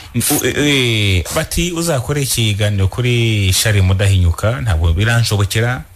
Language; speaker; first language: Kinyarwanda; native; Kinyarwanda